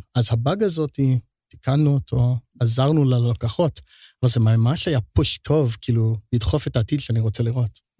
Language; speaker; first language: Hebrew; early bilingual, heritage; Hebrew